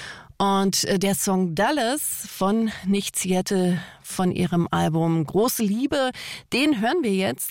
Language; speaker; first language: German; native; German